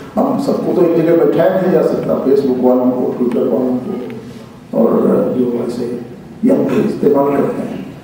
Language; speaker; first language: Hindi; native; Hindi